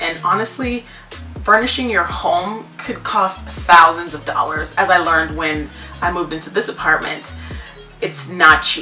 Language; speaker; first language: English; native; English